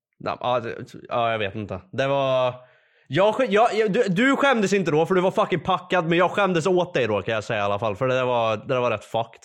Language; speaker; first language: Swedish; native; Swedish